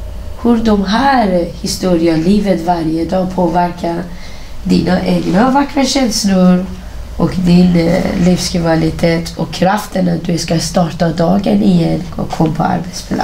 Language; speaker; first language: Swedish; non-native, fluent; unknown